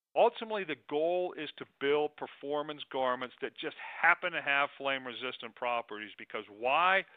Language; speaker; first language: English; native; English